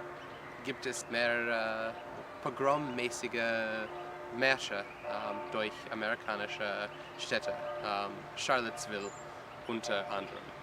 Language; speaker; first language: German; non-native, learner; English